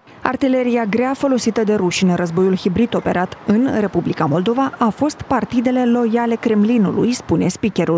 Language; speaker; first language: Romanian; native; Romanian